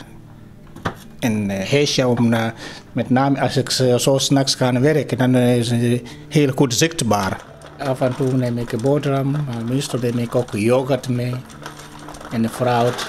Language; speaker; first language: Dutch; non-native, learner; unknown